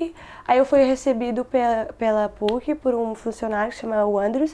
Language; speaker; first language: Portuguese; non-native, local second language; Kabuverdianu